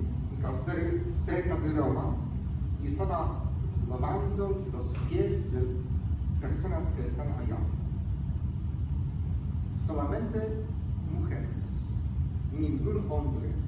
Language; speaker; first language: Spanish; non-native, fluent; Polish